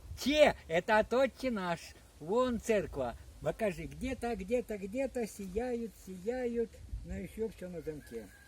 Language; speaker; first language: Russian; non-native, local second language; Ukrainian